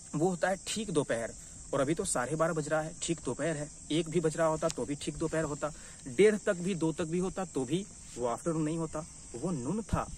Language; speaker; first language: Hindi; native; Hindi